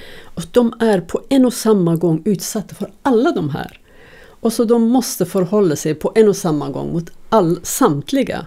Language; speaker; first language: Swedish; non-native, fluent; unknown